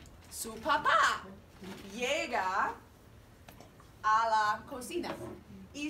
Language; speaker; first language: Spanish; non-native, fluent; English